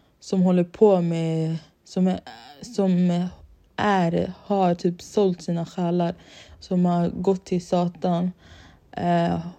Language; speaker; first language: Swedish; early bilingual, other home language; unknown